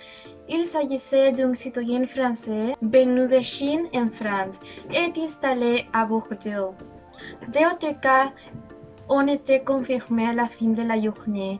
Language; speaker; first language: French; non-native, learner; Spanish